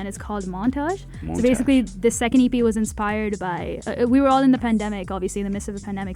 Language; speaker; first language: English; non-native, local second language; Tamil